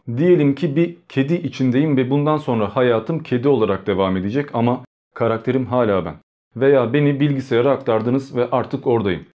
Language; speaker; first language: Turkish; early bilingual, other home language; Albanian